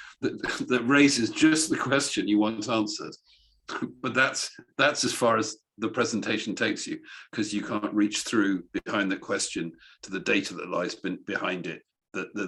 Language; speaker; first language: English; native; English